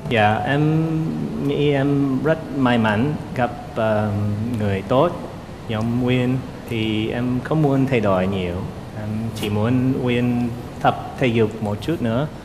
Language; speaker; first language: Vietnamese; non-native, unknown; English